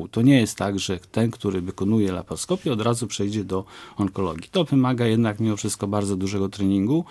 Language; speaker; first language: Polish; native; Polish